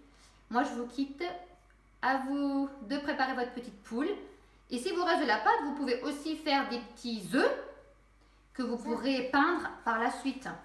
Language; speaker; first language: French; native; French